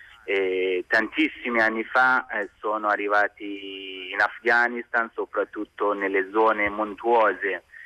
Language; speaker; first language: Italian; non-native, fluent; Hazaragi